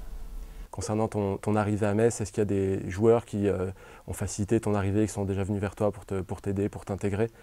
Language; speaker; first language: French; native; French